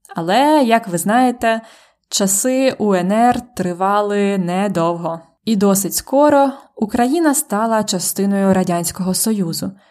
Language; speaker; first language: Ukrainian; native; Ukrainian